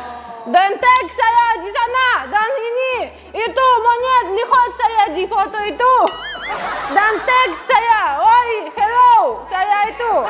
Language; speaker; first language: Indonesian; non-native, learner; Russian